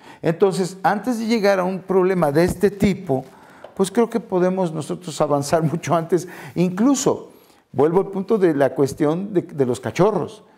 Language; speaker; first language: Spanish; native; Spanish